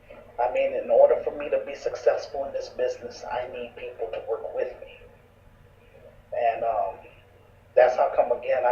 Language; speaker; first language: English; native; English